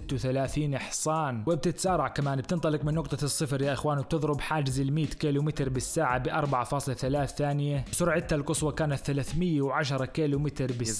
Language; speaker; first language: Arabic; native; Arabic